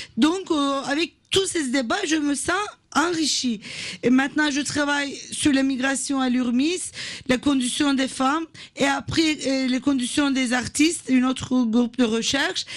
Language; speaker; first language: French; non-native, fluent; Turkish